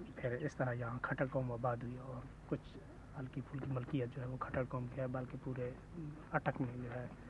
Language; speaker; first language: Urdu; non-native, local second language; Punjabi